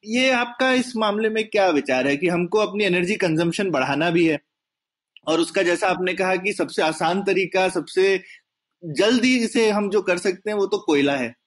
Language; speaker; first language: Hindi; native; Hindi